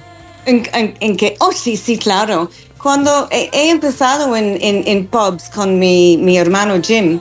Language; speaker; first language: Spanish; non-native, fluent; English